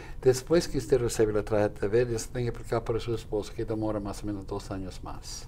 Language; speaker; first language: Spanish; non-native, fluent; Portuguese